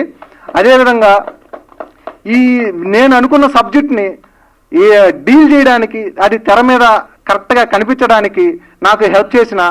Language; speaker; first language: Telugu; native; Telugu